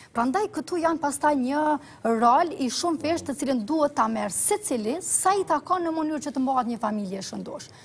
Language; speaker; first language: Albanian; native; Albanian